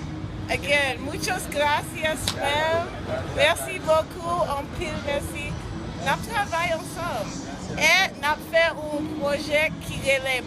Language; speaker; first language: Haitian Creole; early bilingual, heritage; English